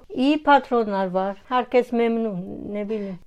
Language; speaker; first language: Turkish; non-native, learner; Georgian